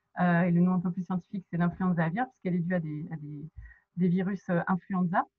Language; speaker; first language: French; native; French